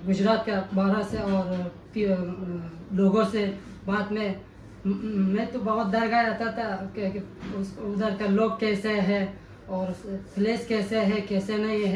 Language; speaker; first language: Hindi; non-native, learner; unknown